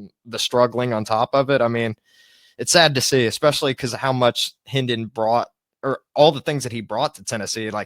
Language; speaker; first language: English; native; English